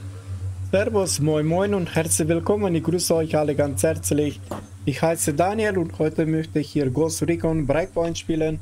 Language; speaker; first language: German; non-native, fluent; Romanian